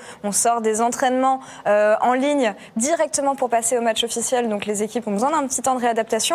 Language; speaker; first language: French; native; French